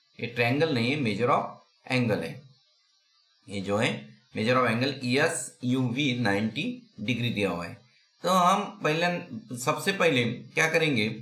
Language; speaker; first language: Hindi; non-native, local second language; Marathi